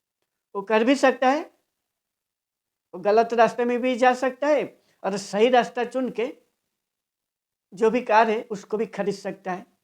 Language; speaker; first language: Hindi; non-native, local second language; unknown